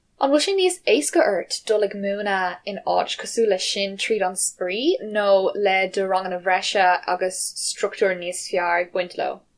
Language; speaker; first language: Irish; non-native, local second language; English